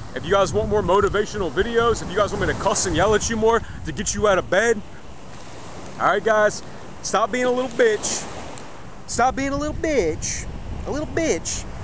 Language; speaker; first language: English; native; English